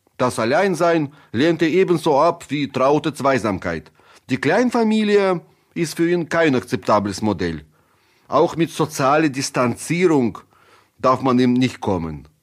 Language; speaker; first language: German; non-native, fluent; Russian